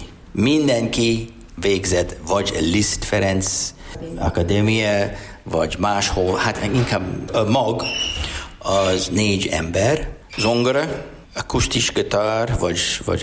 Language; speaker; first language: Hungarian; non-native, learner; English